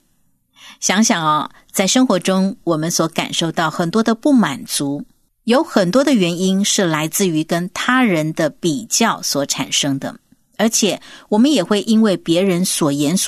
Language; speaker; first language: Chinese; native; Chinese